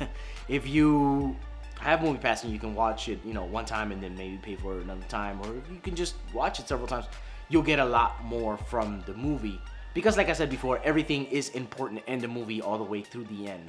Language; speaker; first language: English; native; English